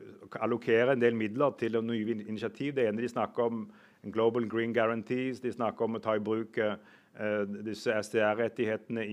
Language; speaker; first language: Norwegian; native; Norwegian